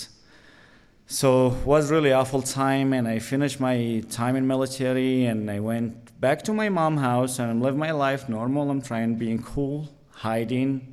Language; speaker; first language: English; non-native, learner; Arabic